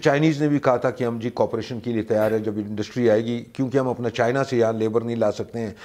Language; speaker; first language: Urdu; native; Urdu